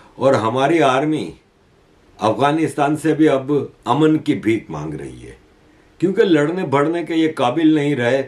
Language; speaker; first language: Urdu; native; Urdu